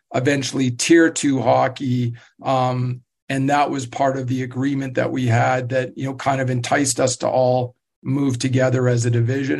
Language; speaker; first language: English; native; English